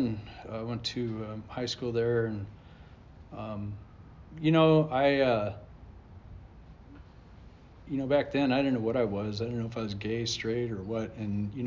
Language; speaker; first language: English; native; English